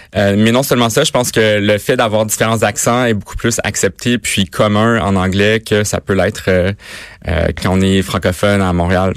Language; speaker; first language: French; native; French